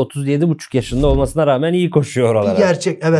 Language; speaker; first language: Turkish; native; Turkish